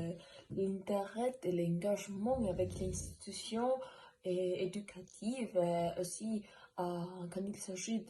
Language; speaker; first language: French; non-native, learner; Spanish